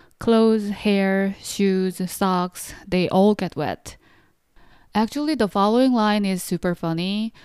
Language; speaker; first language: English; non-native, fluent; Korean